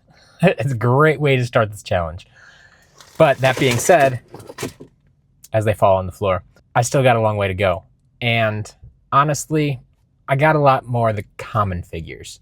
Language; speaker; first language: English; native; English